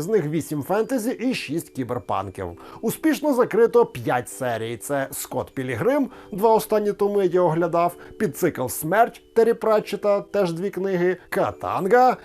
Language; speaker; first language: Ukrainian; native; Ukrainian